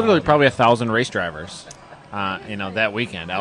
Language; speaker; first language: English; native; English